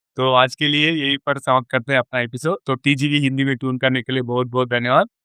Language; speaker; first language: Hindi; native; Hindi